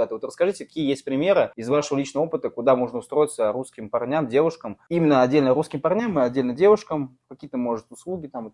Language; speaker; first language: Russian; native; Russian